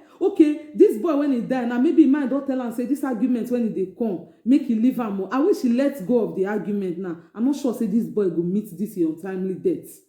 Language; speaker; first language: Nigerian Pidgin; native; Nigerian Pidgin